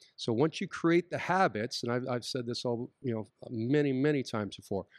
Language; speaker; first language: English; native; English